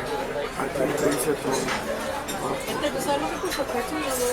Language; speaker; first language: Spanish; early bilingual, heritage; English